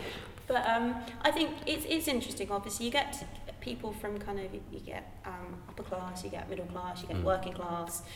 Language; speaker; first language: English; native; English